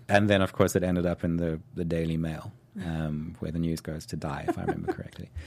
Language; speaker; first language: English; native; English